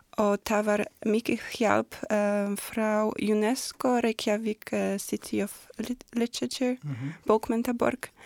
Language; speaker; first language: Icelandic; non-native, learner; Polish